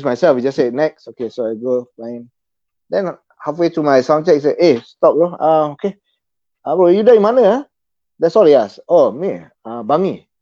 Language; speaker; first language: English; non-native, local second language; Malay